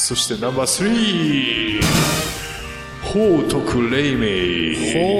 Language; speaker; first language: Japanese; native; Japanese